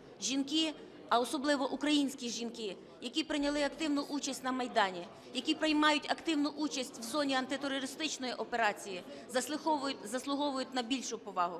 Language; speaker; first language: Ukrainian; native; Ukrainian